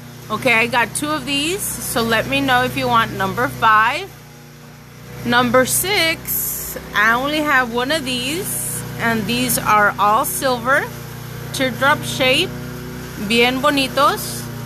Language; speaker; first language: English; early bilingual, other home language; Spanish